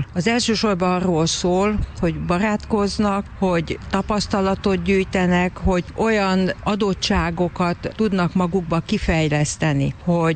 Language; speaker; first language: Hungarian; native; Hungarian